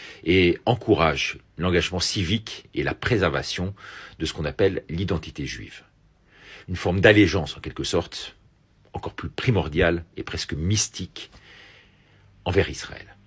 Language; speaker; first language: French; native; French